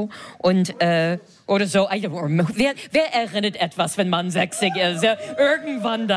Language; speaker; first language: German; non-native, fluent; English